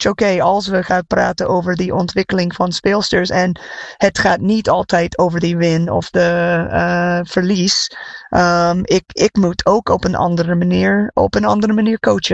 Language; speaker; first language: Dutch; non-native, fluent; English